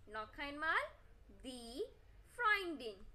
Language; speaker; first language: German; non-native, fluent; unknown